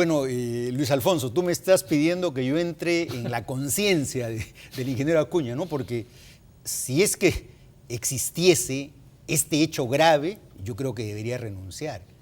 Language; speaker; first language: Spanish; native; Spanish